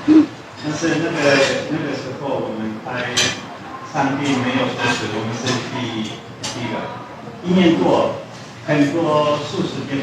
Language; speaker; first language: Chinese; non-native, learner; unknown